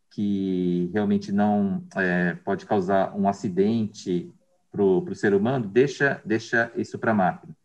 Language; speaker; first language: Portuguese; native; Portuguese